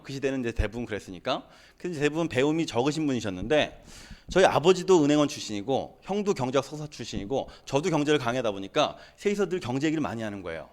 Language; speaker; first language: Korean; native; Korean